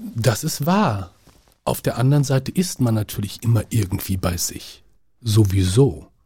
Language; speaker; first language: German; native; German